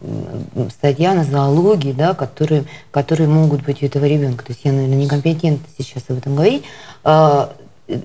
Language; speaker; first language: Russian; native; Russian